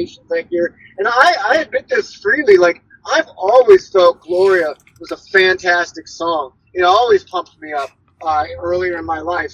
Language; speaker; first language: English; native; English